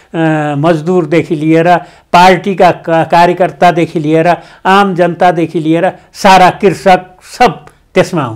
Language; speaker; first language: Nepali; native; Nepali